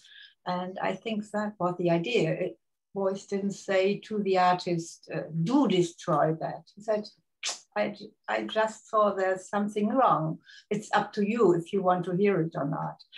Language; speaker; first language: English; non-native, fluent; German